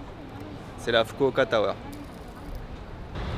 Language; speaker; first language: French; native; French